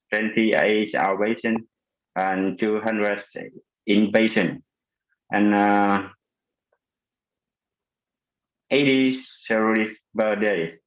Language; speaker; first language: English; non-native, fluent; Vietnamese